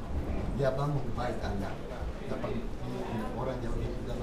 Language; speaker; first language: Indonesian; non-native, fluent; Hebrew